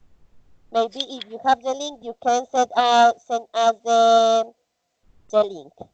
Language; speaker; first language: English; non-native, learner; Spanish